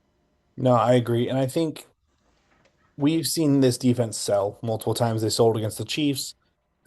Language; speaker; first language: English; native; English